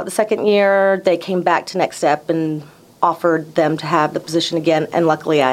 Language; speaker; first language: English; native; English